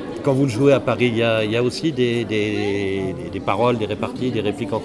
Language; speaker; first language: French; native; French